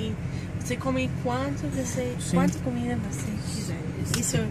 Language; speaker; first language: Portuguese; non-native, fluent; English